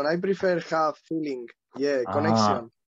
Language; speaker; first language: English; non-native, learner; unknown